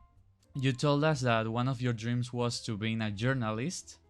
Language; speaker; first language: English; non-native, fluent; Spanish